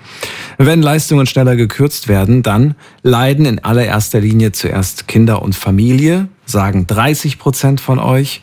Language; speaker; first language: German; native; German